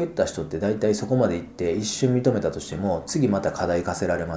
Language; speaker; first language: Japanese; native; Japanese